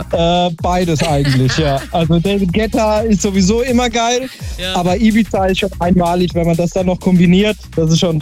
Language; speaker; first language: German; native; German